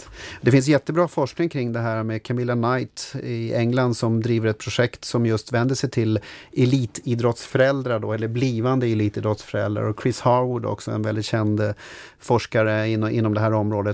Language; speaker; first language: Swedish; native; Swedish